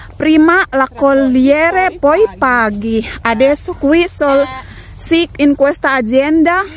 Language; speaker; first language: Italian; non-native, learner; Indonesian